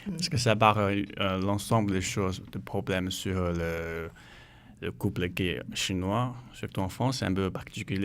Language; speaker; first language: French; non-native, learner; Chinese